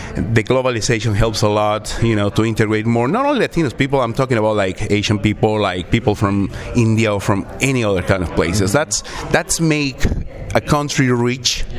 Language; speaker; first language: English; non-native, learner; Spanish